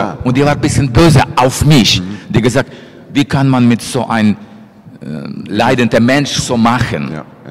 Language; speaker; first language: German; non-native, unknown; Russian